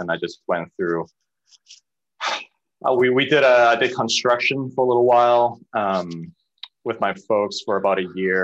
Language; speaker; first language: English; early bilingual, other home language; Cantonese